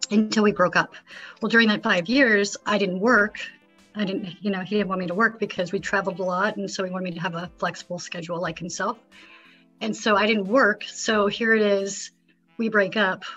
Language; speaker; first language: English; native; English